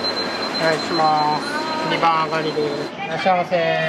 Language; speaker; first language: Japanese; native; Japanese